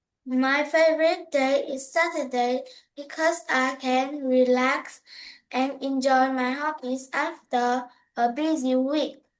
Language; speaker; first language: English; non-native, learner; Vietnamese